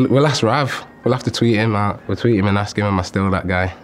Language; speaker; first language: English; native; English